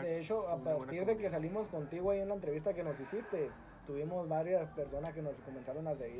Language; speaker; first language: Spanish; native; Spanish